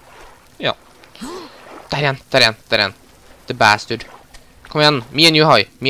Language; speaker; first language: Norwegian; native; Norwegian